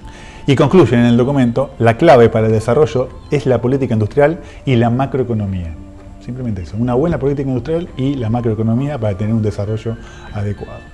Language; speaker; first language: Spanish; native; Spanish